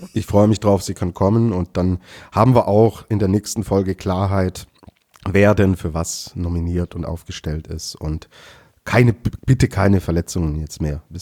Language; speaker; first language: German; native; German